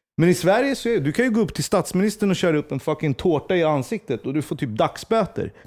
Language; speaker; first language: Swedish; early bilingual, other home language; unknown